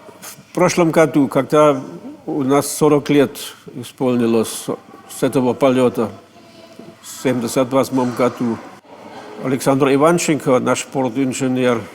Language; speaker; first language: Russian; non-native, fluent; German